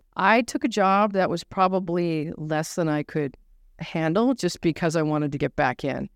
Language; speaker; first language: English; native; English